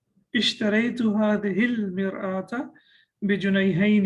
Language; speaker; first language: Arabic; non-native, fluent; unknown